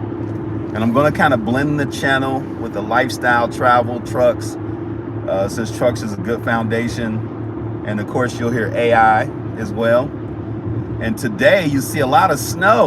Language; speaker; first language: English; native; English